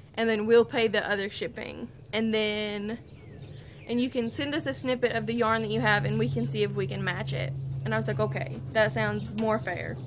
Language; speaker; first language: English; native; English